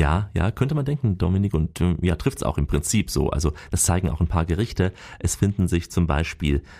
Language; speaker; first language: German; native; German